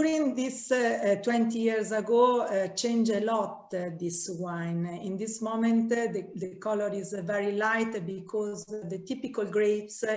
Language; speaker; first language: English; non-native, learner; Italian